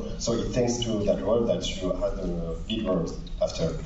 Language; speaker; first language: English; non-native, learner; French